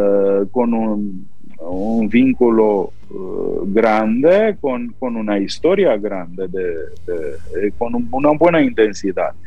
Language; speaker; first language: Spanish; non-native, fluent; Romanian